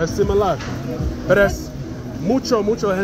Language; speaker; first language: Spanish; non-native, learner; English